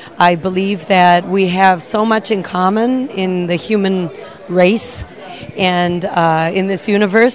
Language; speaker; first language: English; early bilingual, other home language; Spanish